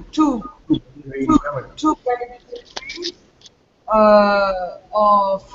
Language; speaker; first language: English; non-native, learner; French